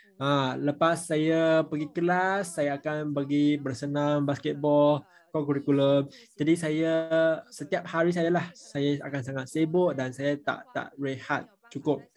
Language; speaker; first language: Malay; non-native, local second language; Chinese